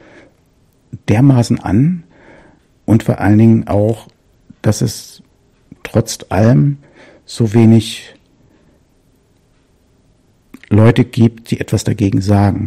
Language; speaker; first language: German; native; German